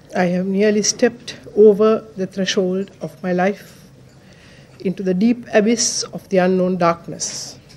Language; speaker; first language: English; non-native, local second language; Sinhala